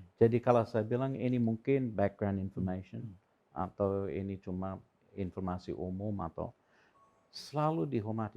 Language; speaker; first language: Indonesian; non-native, fluent; English